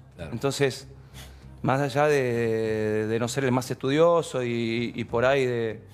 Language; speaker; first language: Spanish; native; Spanish